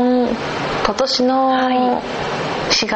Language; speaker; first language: Japanese; non-native, learner; Chinese